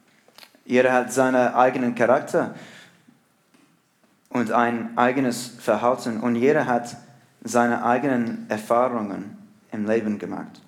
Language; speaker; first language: German; non-native, learner; English